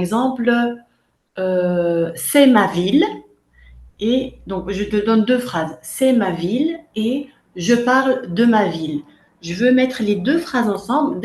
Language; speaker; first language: French; native; French